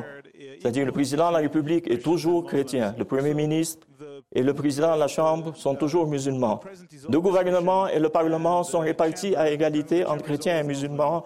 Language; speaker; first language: French; non-native, local second language; Arabic